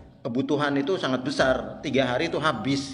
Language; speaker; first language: Indonesian; native; Indonesian